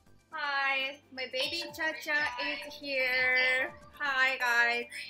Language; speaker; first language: English; non-native, learner; Japanese